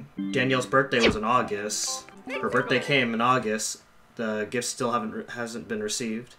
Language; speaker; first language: English; native; English